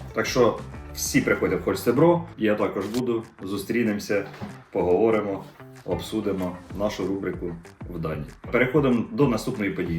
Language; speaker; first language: Ukrainian; native; Ukrainian